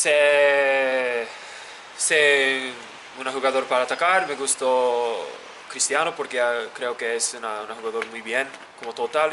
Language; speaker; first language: Spanish; non-native, learner; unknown